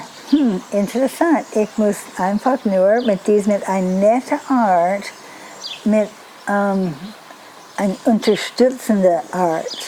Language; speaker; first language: German; non-native, learner; English